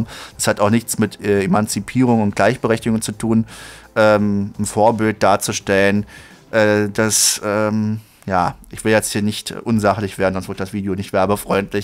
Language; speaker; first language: German; native; German